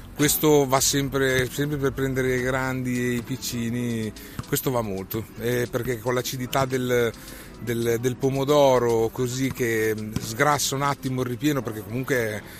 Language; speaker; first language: Italian; native; Italian